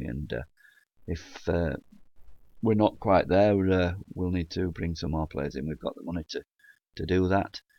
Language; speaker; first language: English; native; English